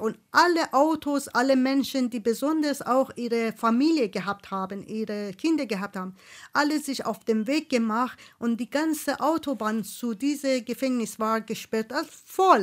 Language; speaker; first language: German; non-native, fluent; Persian